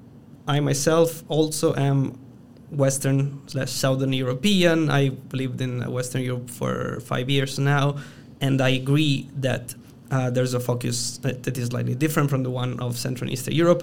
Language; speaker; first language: English; non-native, fluent; Italian